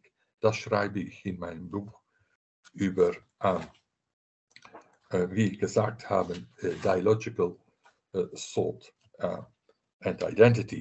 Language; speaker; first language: German; non-native, fluent; Dutch